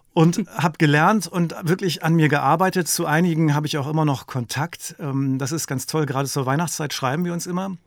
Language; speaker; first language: German; native; German